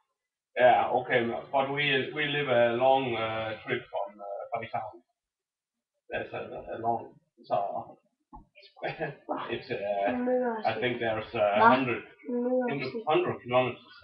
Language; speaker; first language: English; non-native, learner; Danish